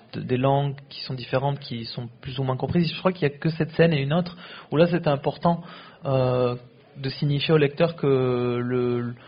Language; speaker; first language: French; native; French